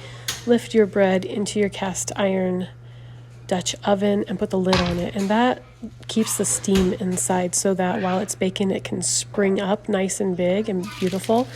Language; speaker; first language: English; native; English